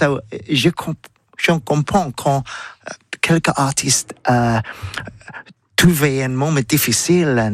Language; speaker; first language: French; non-native, learner; English